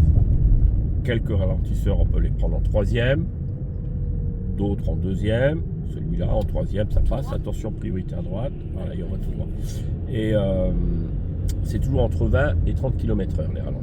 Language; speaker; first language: French; native; French